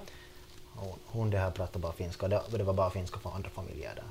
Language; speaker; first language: Swedish; non-native, local second language; Finnish